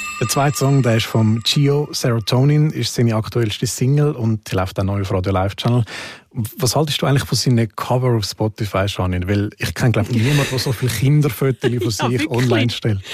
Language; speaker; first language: German; native; German